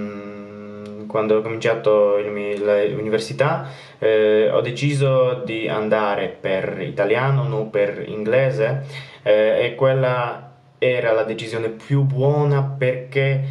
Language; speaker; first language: Italian; non-native, fluent; Polish